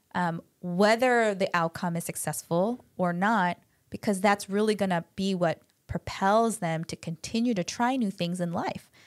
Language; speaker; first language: English; early bilingual, other home language; Korean